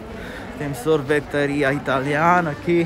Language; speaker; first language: Portuguese; non-native, fluent; Italian